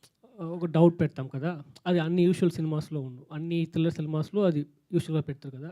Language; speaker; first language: Telugu; non-native, learner; Tamil